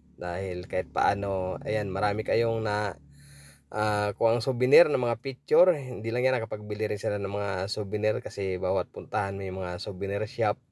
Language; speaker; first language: Filipino; native; Filipino